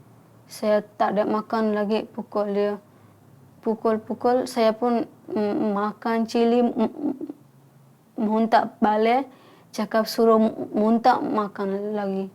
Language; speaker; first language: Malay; non-native, learner; Bangla